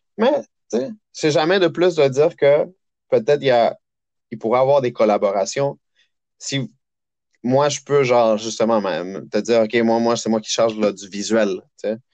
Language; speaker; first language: French; early bilingual, other home language; Spanish